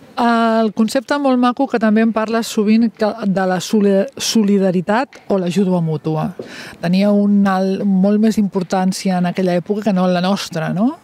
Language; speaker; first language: Catalan; native; Catalan